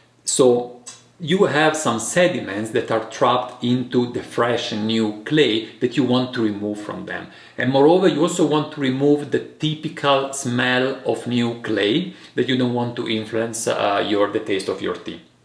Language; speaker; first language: English; non-native, fluent; Italian